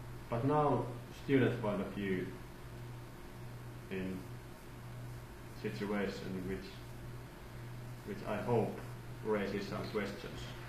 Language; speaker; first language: English; non-native, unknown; Finnish